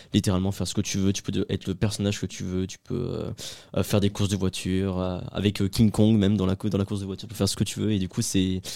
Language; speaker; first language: French; native; French